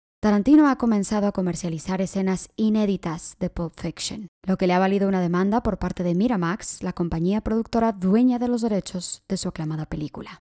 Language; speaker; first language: Spanish; native; Spanish